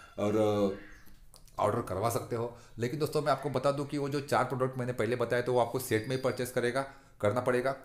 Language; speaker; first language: Hindi; non-native, local second language; Marathi